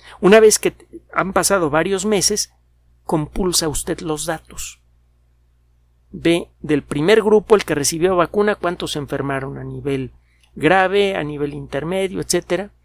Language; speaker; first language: Spanish; native; Spanish